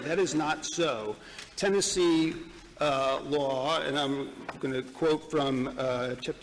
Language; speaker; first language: English; native; English